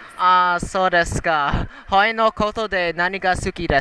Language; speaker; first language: Japanese; non-native, learner; English